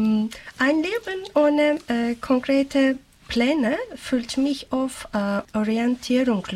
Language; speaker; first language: German; non-native, learner; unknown